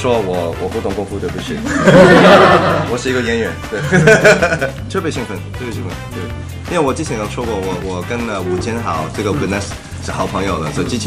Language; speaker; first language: Chinese; non-native, local second language; Cantonese